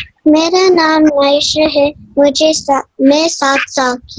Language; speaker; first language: Hindi; early bilingual, heritage; English